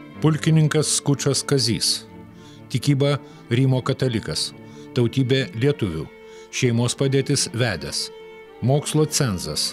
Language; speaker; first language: Lithuanian; native; Lithuanian